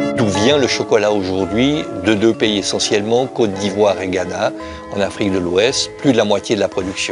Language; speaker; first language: French; native; French